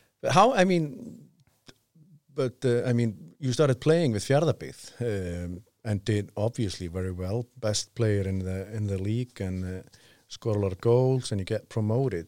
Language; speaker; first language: English; non-native, fluent; Icelandic